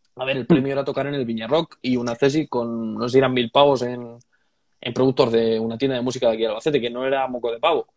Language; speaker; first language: Spanish; native; Spanish